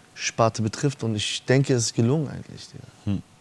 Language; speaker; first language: German; early bilingual, other home language; Persian